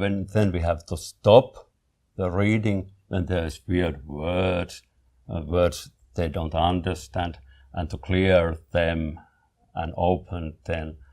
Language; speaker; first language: English; non-native, fluent; Finnish